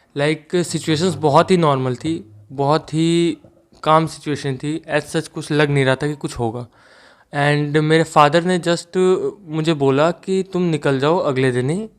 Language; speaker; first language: Hindi; native; Hindi